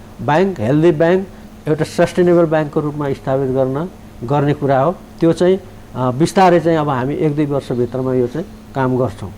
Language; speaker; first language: Nepali; native; Nepali